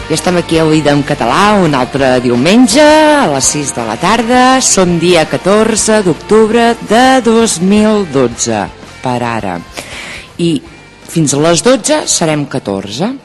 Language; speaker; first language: Catalan; native; Catalan